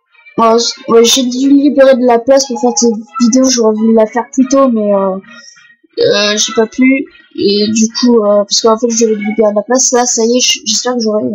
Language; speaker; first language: French; native; French